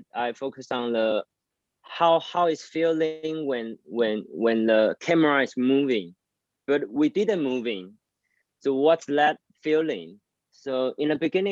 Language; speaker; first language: English; non-native, learner; Chinese